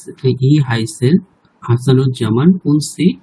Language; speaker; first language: German; non-native, learner; Bangla